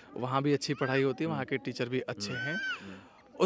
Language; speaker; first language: Hindi; native; Hindi